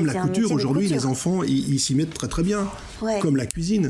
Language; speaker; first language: French; native; French